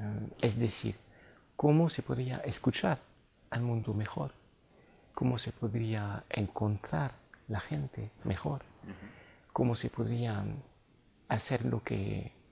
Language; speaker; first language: Spanish; non-native, fluent; French